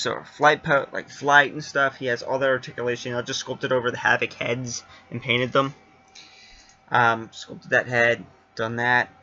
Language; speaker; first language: English; native; English